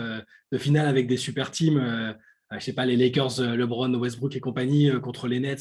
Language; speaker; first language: French; native; French